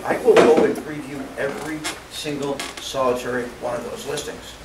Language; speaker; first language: English; native; English